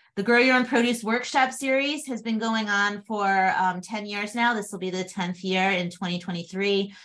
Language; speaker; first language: English; native; English